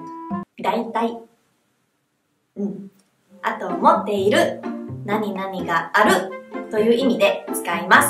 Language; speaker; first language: Japanese; non-native, fluent; Chinese